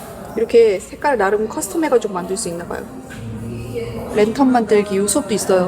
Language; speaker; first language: Korean; native; Korean